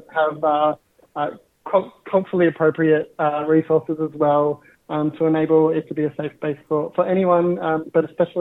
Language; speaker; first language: English; native; English